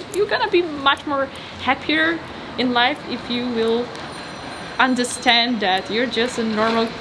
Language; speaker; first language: English; non-native, fluent; Polish